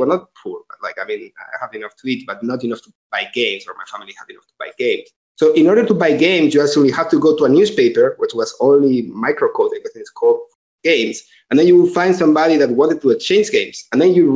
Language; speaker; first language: English; non-native, fluent; Spanish